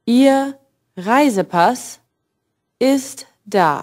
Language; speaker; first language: German; non-native, fluent; English